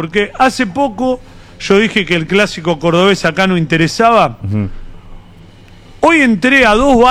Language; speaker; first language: Spanish; native; Spanish